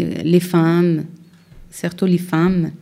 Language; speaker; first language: French; non-native, learner; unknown